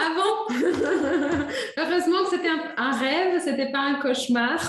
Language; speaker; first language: French; non-native, fluent; Portuguese